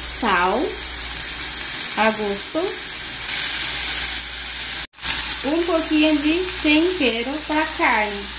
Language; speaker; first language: Portuguese; non-native, fluent; Haitian Creole